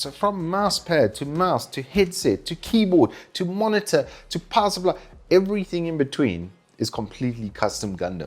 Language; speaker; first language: English; native; English